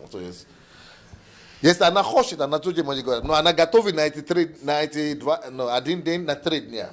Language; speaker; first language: Russian; non-native, learner; Yoruba